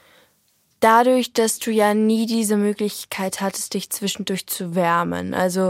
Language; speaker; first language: German; native; German